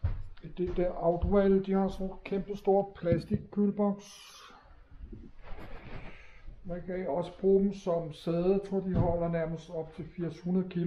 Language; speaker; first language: Danish; non-native, fluent; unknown